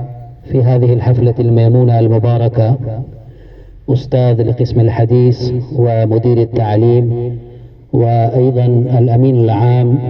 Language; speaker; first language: Arabic; non-native, fluent; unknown